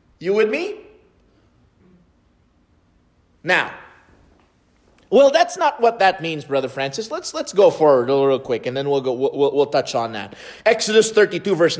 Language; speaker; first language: English; non-native, local second language; Filipino